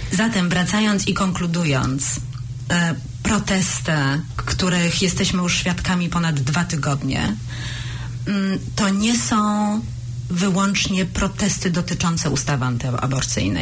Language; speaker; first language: Polish; native; Polish